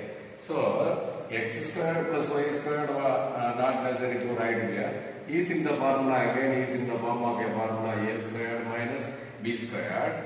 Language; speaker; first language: English; non-native, local second language; Tamil